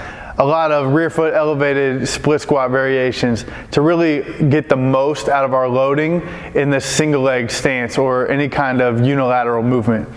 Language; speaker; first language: English; native; English